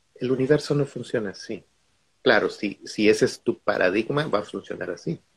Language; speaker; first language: Spanish; native; Spanish